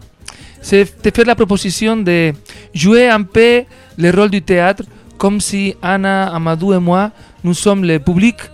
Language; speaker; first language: French; non-native, learner; Spanish